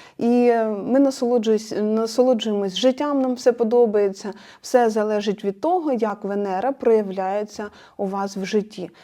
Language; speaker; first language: Ukrainian; non-native, local second language; Russian